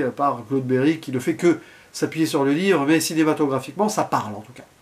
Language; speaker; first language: French; native; French